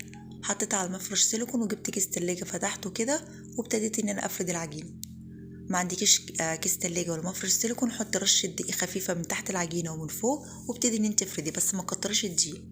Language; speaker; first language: Arabic; native; Arabic